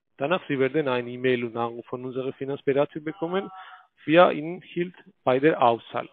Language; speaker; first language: German; non-native, fluent; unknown